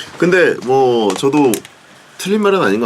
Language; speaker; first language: Korean; native; Korean